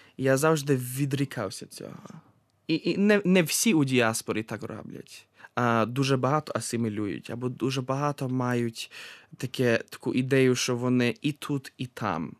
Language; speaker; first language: Ukrainian; early bilingual, heritage; Ukrainian